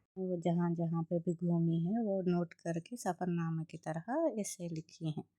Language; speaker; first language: Urdu; native; Urdu